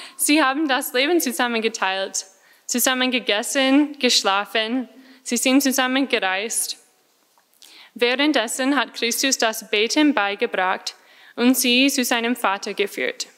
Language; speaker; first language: German; non-native, fluent; English